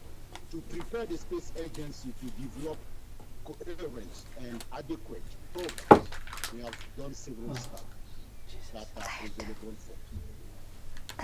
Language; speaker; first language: English; non-native, fluent; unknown